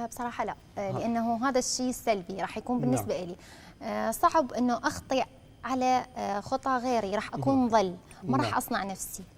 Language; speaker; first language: Arabic; native; Arabic